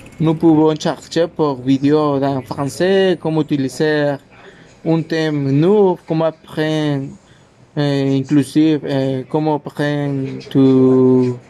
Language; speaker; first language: French; non-native, learner; Spanish